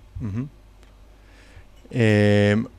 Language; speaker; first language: English; non-native, fluent; Russian